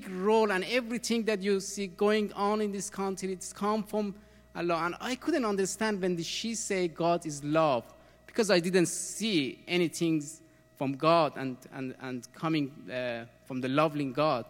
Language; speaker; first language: English; non-native, learner; Persian